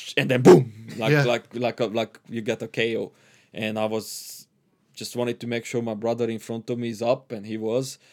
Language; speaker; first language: English; non-native, fluent; Hungarian